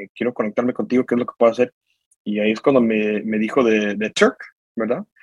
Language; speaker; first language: Spanish; early bilingual, heritage; Spanish